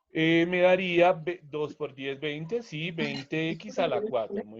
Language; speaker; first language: Spanish; native; Spanish